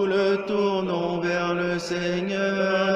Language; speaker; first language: French; native; French